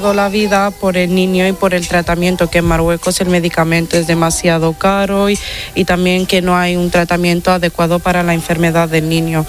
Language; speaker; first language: Spanish; non-native, fluent; Italian